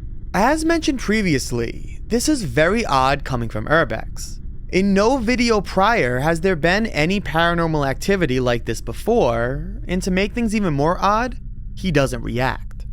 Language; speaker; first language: English; native; English